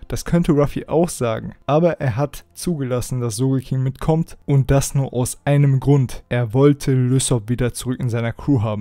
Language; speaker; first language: German; native; German